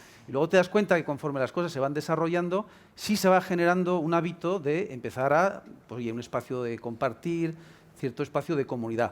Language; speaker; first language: Spanish; native; Spanish